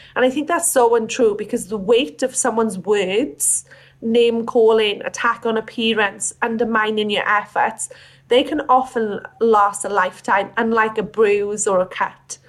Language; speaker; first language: English; native; English